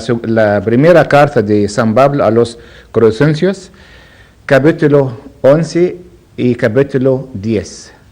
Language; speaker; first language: Spanish; non-native, learner; Arabic